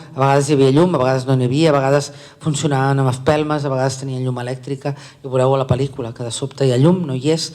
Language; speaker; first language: Catalan; native; Catalan